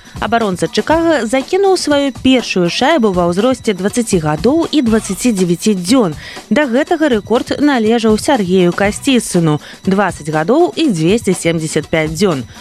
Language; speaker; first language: Belarusian; native; Belarusian